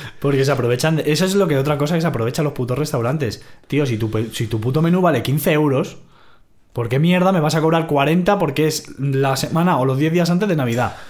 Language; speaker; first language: Spanish; native; Spanish